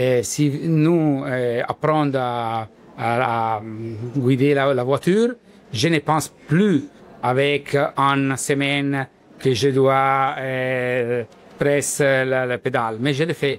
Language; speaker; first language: French; non-native, learner; Italian